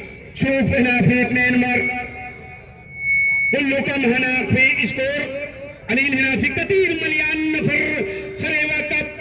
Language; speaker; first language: Arabic; non-native, learner; Hindi